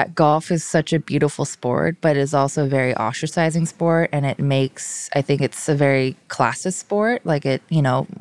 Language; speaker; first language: English; early bilingual, other home language; Korean